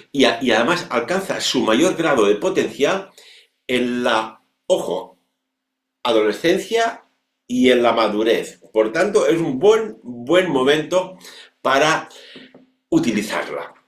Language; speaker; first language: Spanish; non-native, local second language; Catalan